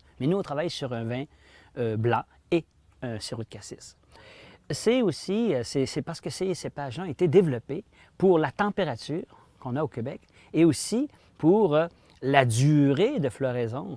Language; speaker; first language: French; native; French